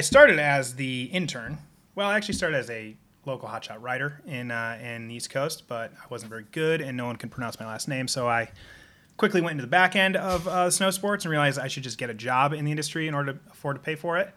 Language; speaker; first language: English; native; English